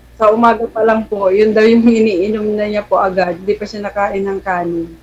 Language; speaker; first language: Filipino; non-native, local second language; Pangasinan